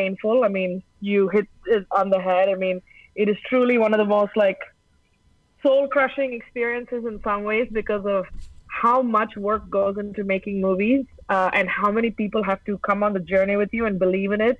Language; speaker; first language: English; non-native, local second language; Tamil